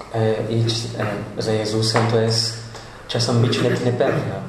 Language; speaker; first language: Polish; non-native, learner; Portuguese